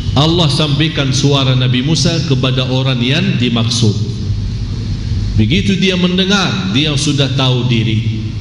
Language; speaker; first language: Malay; non-native, fluent; Arabic